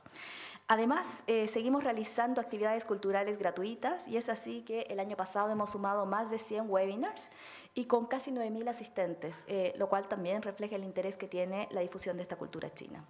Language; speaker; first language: Spanish; native; Spanish